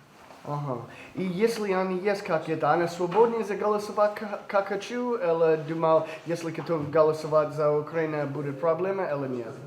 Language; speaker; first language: Russian; non-native, learner; English